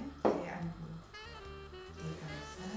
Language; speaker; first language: French; non-native, learner; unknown